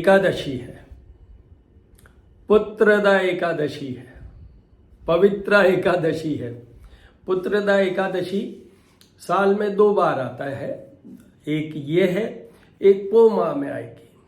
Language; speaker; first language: Hindi; native; Hindi